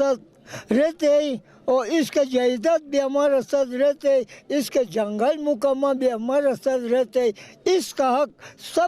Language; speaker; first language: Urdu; non-native, local second language; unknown